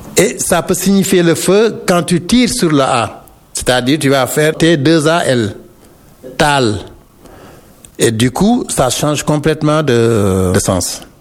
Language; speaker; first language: French; non-native, local second language; Wolof